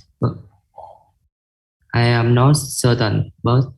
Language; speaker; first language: English; non-native, learner; Vietnamese